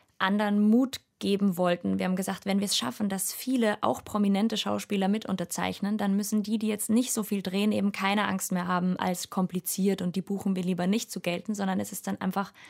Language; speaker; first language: German; native; German